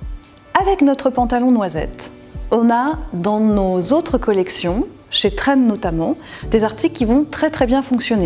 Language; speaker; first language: French; native; French